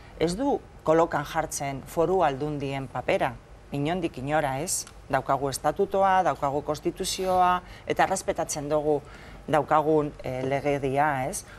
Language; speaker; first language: Basque; non-native, local second language; Spanish